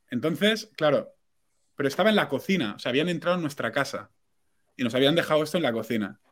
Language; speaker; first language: Spanish; non-native, local second language; Catalan